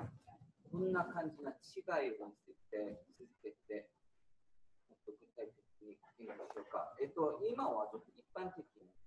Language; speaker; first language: Japanese; non-native, learner; English